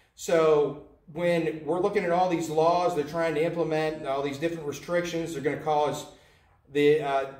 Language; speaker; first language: English; native; English